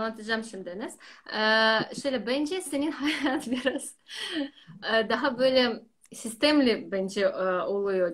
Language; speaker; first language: Turkish; non-native, learner; Russian